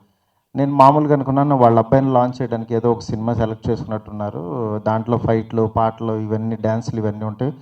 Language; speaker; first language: Telugu; native; Telugu